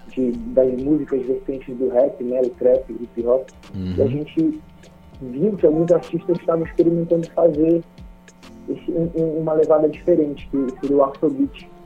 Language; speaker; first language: Portuguese; native; Portuguese